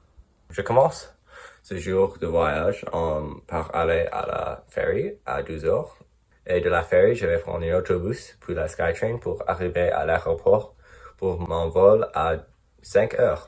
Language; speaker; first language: French; non-native, learner; English